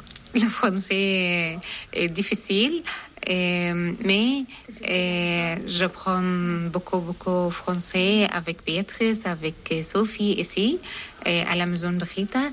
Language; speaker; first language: French; non-native, learner; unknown